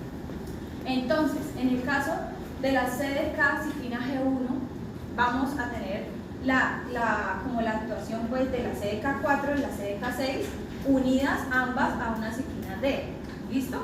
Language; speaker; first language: Spanish; native; Spanish